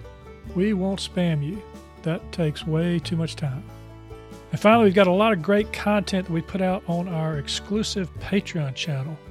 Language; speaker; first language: English; native; English